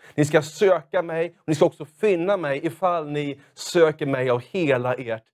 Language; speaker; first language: Swedish; native; Swedish